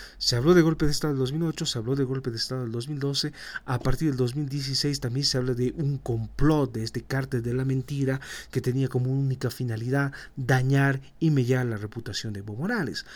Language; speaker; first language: Spanish; native; Spanish